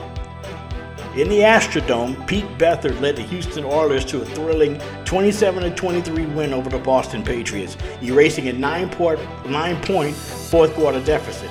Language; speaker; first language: English; native; English